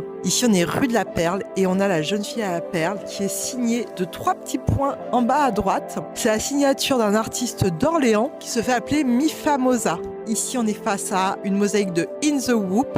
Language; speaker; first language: French; native; French